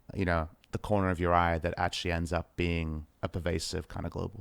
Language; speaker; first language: English; native; English